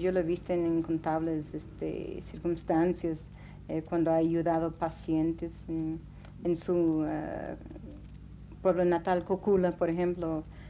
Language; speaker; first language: Spanish; non-native, fluent; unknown